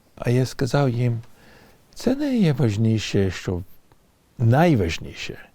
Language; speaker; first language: Ukrainian; early bilingual, heritage; English